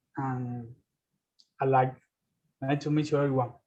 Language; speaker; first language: English; non-native, learner; Spanish